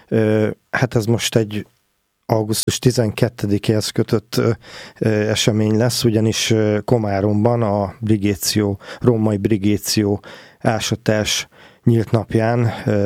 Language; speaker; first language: Hungarian; native; Hungarian